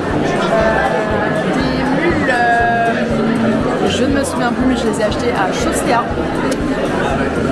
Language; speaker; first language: French; native; French